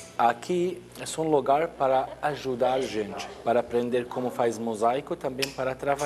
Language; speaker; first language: Portuguese; non-native, learner; Arabic